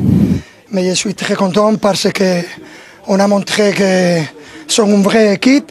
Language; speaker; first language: French; non-native, learner; Spanish